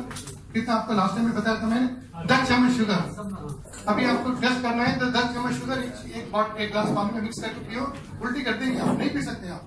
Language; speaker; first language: Hindi; native; Hindi